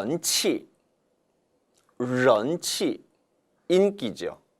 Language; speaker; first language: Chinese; non-native, fluent; Korean